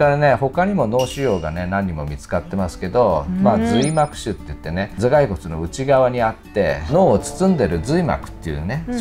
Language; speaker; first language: Japanese; native; Japanese